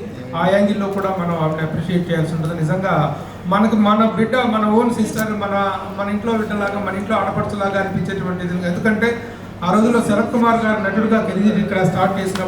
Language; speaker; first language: Telugu; native; Telugu